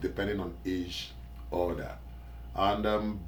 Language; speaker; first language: English; non-native, local second language; Igbo